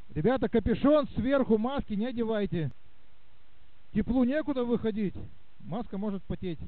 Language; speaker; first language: Russian; native; Russian